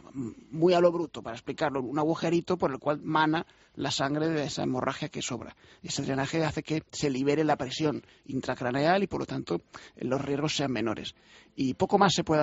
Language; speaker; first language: Spanish; native; Spanish